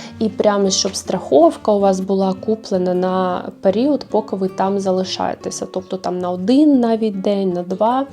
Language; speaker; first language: Ukrainian; native; Ukrainian